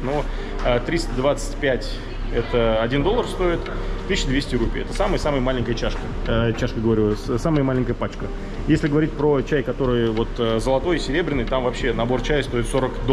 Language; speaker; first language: Russian; native; Russian